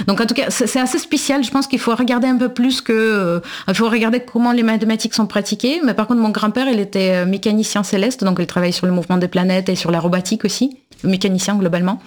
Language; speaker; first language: French; non-native, fluent; Russian